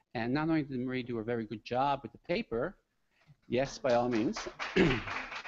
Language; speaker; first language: English; native; English